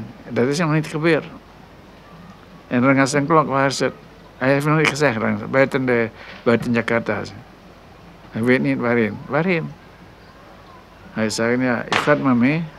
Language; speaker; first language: Dutch; non-native, local second language; Minangkabau